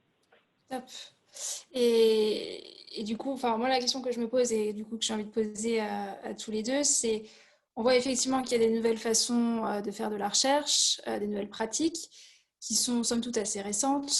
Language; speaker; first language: French; native; French